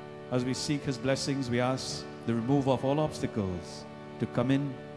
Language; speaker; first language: English; native; English